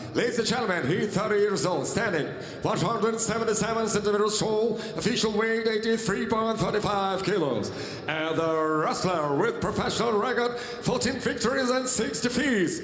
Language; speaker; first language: English; non-native, fluent; Russian